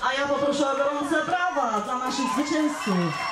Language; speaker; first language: Polish; native; Polish